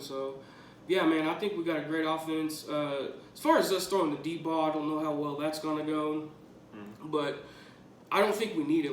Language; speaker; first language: English; native; English